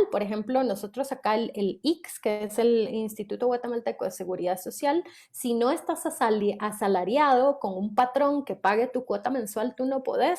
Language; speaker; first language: Spanish; native; Spanish